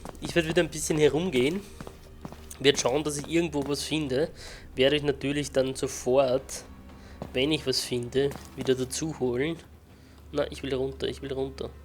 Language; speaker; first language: German; native; German